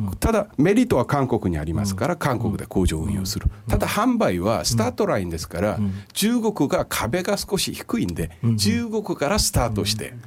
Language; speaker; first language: Japanese; non-native, fluent; Korean